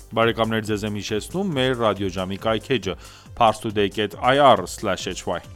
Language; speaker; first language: Armenian; early bilingual, heritage; Armenian